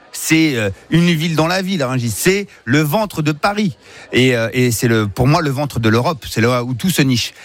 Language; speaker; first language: French; native; French